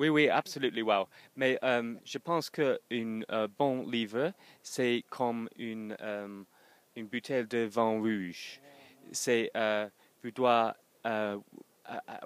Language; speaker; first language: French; non-native, learner; English